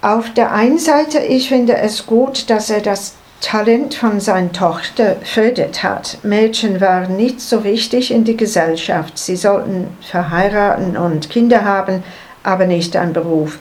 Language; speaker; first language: German; non-native, learner; English